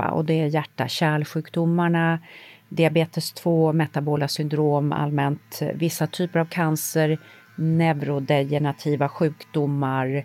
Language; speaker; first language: Swedish; native; Swedish